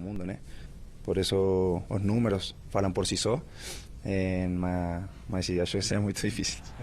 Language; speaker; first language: Portuguese; non-native, learner; Spanish